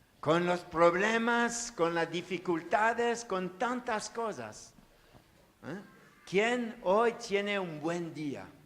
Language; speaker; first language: Spanish; non-native, learner; French